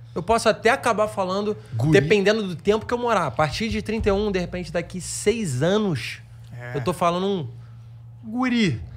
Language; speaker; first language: Portuguese; native; Portuguese